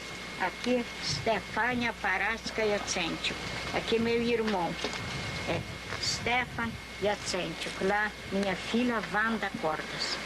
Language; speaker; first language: Portuguese; non-native, learner; Polish